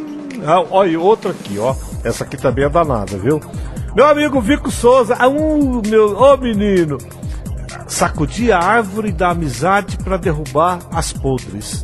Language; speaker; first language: Portuguese; native; Portuguese